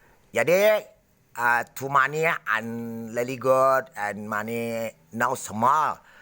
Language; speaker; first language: English; non-native, learner; Indonesian